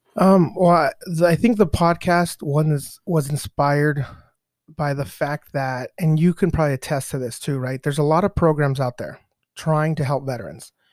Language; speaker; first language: English; early bilingual, other home language; Spanish